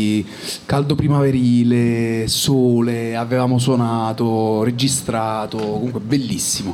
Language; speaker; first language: Italian; native; Italian